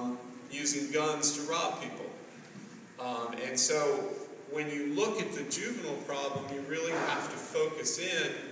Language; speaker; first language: English; native; English